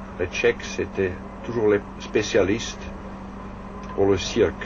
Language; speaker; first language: French; non-native, fluent; German